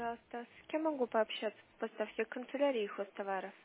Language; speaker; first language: Russian; native; Russian